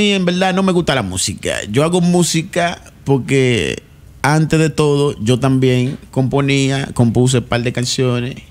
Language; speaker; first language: Spanish; native; Spanish